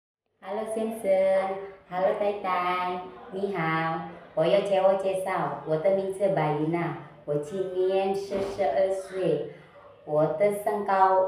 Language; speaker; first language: Chinese; non-native, learner; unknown